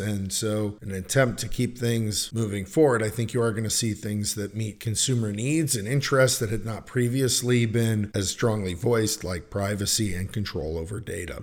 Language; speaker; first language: English; native; English